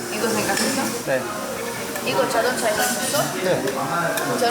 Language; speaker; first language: Korean; non-native, learner; Norwegian